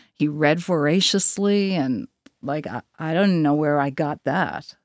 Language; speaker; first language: English; native; English